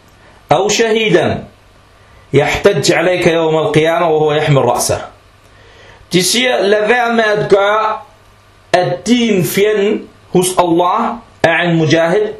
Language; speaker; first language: Danish; early bilingual, other home language; Arabic